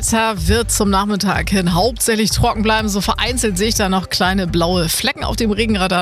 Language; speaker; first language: German; native; German